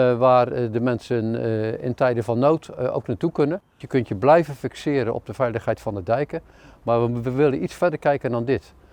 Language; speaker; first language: Dutch; native; Dutch